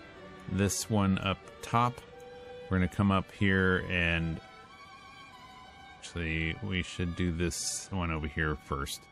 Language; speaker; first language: English; native; English